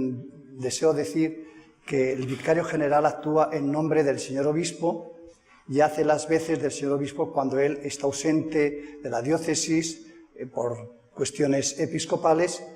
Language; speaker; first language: Spanish; native; Spanish